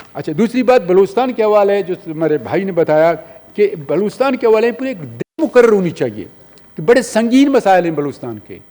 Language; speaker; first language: Urdu; non-native, local second language; Baluchi